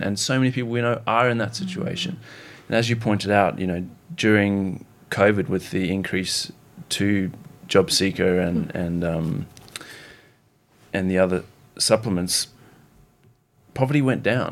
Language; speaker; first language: English; native; English